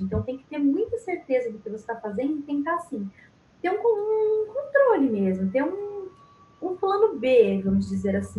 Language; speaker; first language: Portuguese; native; Portuguese